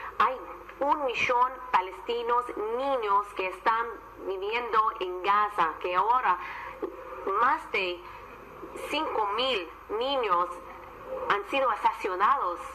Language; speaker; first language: Spanish; non-native, learner; Arabic